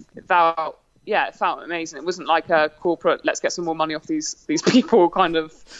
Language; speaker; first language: English; native; English